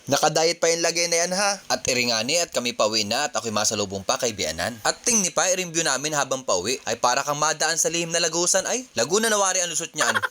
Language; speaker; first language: Filipino; native; Filipino